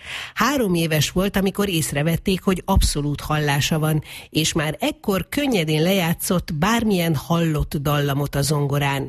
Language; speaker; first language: Hungarian; native; Hungarian